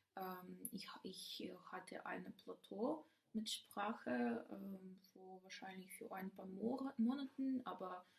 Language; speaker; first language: German; non-native, learner; Ukrainian